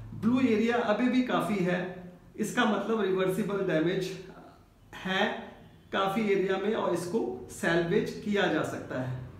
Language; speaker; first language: Hindi; native; Hindi